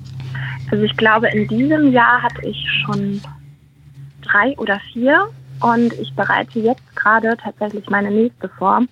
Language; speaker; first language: German; native; German